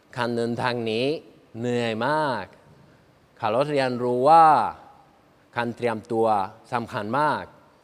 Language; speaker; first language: Thai; non-native, learner; Spanish